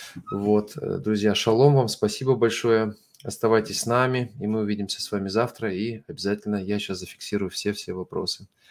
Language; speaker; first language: Russian; non-native, fluent; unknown